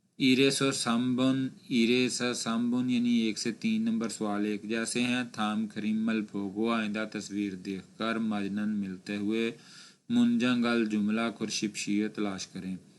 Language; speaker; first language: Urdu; non-native, local second language; Punjabi